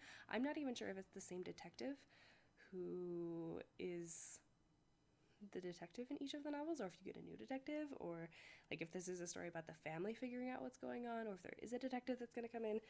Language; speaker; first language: English; native; English